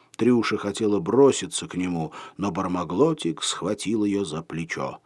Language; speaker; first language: Russian; native; Russian